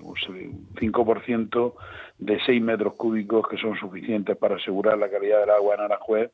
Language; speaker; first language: Spanish; native; Spanish